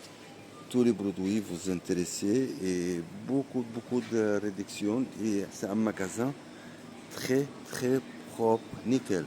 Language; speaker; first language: French; non-native, learner; Arabic